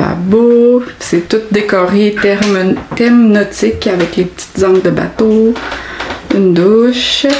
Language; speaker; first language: French; native; French